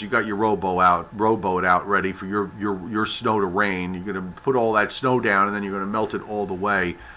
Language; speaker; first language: English; native; English